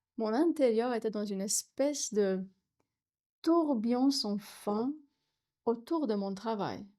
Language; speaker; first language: French; non-native, fluent; Romanian